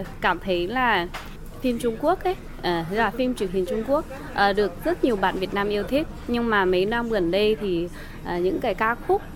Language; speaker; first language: Vietnamese; non-native, fluent; Chinese